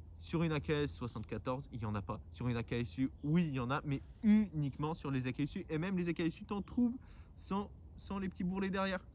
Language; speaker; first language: French; non-native, fluent; Ukrainian